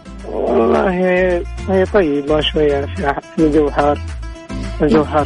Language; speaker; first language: Arabic; native; Arabic